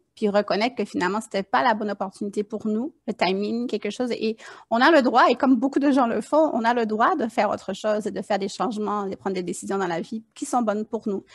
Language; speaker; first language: French; native; French